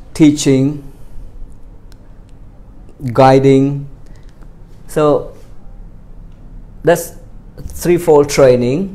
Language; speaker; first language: English; non-native, fluent; Khmer